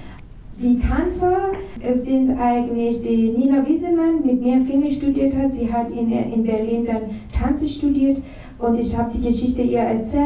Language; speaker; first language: German; non-native, fluent; Persian